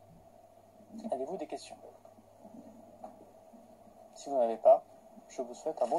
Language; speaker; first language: French; native; French